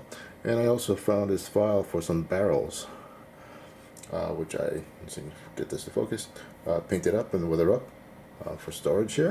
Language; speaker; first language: English; native; English